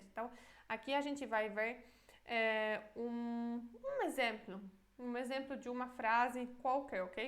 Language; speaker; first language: Portuguese; non-native, fluent; Polish